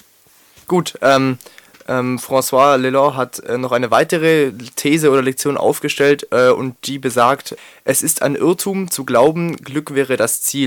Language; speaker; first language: German; native; German